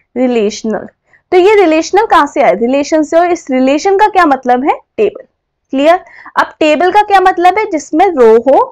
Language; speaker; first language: Hindi; native; Hindi